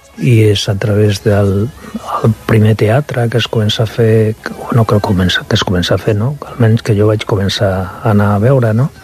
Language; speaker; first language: Catalan; non-native, local second language; Spanish